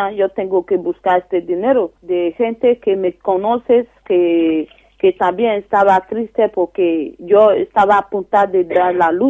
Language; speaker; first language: Spanish; non-native, learner; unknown